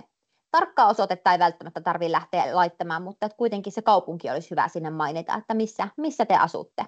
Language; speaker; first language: Finnish; native; Finnish